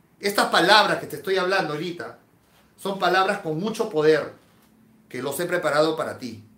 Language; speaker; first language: Spanish; native; Spanish